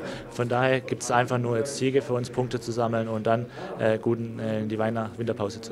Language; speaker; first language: German; native; German